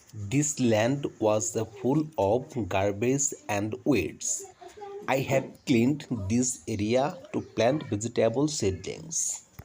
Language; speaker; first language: English; non-native, local second language; Bangla